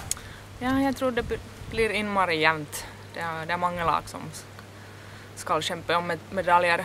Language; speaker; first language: Norwegian; non-native, fluent; Finnish